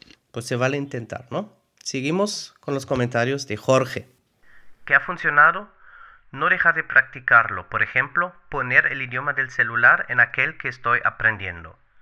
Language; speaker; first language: Spanish; non-native, fluent; German